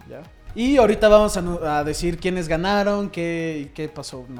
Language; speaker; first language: Spanish; native; Spanish